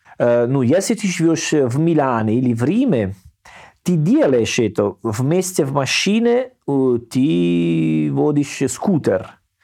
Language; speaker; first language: Russian; non-native, learner; Italian